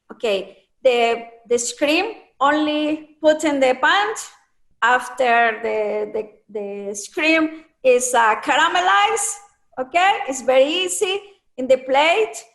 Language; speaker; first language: English; non-native, learner; Spanish